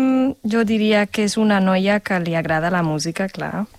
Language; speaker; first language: Catalan; non-native, fluent; German